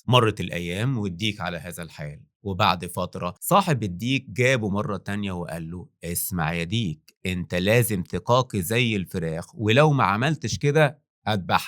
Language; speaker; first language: Arabic; native; Arabic